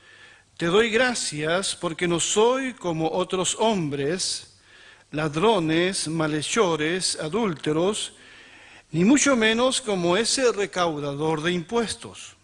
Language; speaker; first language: Spanish; native; Spanish